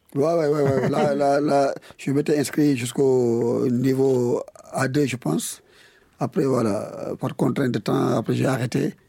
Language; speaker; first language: French; non-native, local second language; Wolof